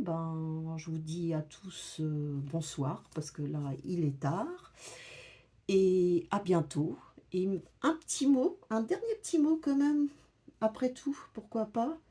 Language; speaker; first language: French; native; French